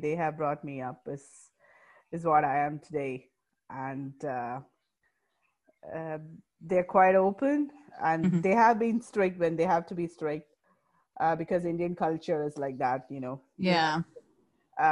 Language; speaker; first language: English; non-native, local second language; Malayalam